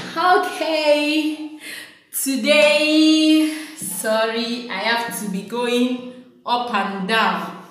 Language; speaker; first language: English; non-native, local second language; Igbo